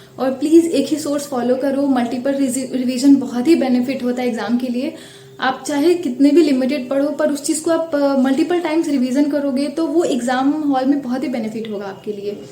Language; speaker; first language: Hindi; native; Hindi